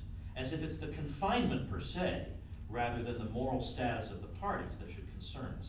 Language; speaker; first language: English; native; English